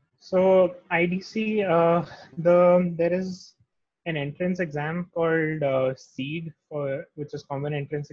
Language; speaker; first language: English; non-native, local second language; Hindi